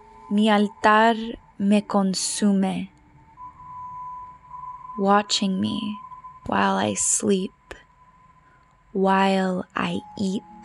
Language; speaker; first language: English; early bilingual, other home language; Spanish